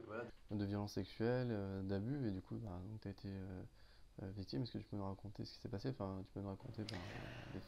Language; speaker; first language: French; native; French